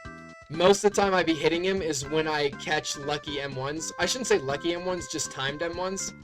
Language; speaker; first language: English; native; English